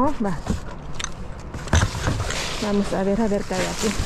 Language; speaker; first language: Spanish; non-native, learner; Filipino